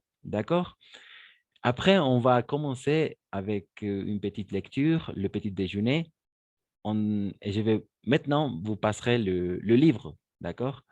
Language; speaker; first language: French; non-native, fluent; Spanish